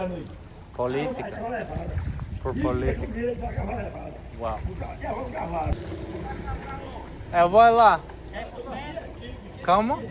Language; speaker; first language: Portuguese; non-native, learner; English